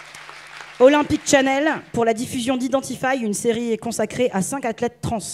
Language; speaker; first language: French; native; French